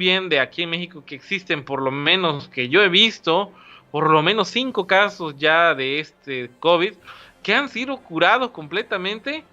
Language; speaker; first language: Spanish; native; Spanish